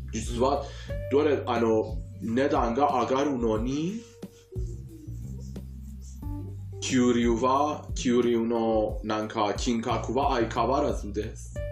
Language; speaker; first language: Japanese; non-native, fluent; Persian